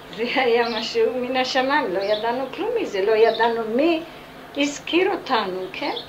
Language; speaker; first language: Hebrew; non-native, fluent; Italian